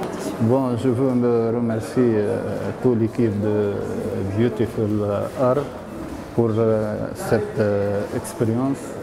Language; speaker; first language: French; non-native, local second language; Arabic